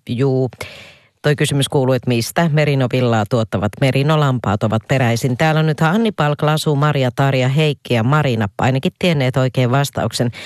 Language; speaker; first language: Finnish; native; Finnish